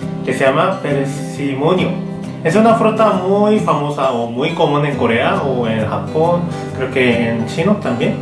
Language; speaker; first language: Spanish; non-native, learner; Korean